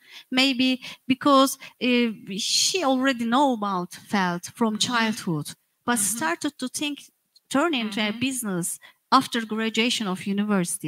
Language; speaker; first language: English; non-native, fluent; Turkish